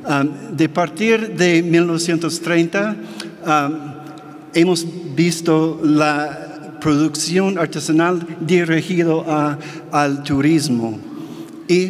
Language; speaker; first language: Spanish; non-native, fluent; English